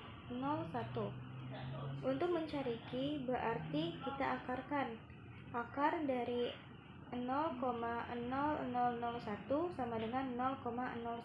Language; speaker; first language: Indonesian; native; Indonesian